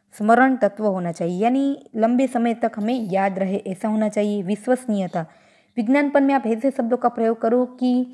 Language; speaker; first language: Hindi; non-native, local second language; Gujarati